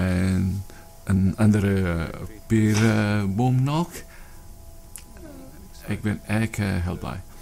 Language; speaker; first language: Dutch; non-native, learner; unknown